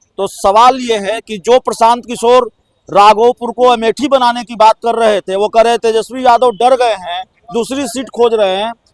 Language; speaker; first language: Hindi; native; Hindi